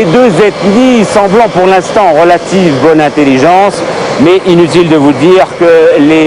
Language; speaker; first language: French; native; French